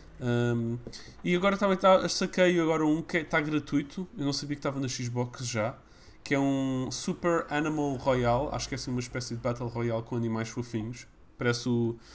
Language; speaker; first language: Portuguese; early bilingual, other home language; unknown